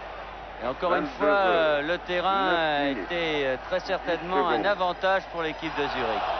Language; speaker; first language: French; native; French